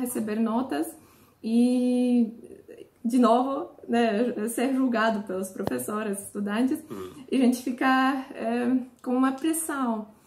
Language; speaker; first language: Portuguese; non-native, fluent; Polish